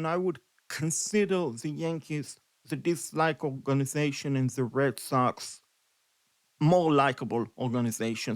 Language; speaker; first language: English; non-native, fluent; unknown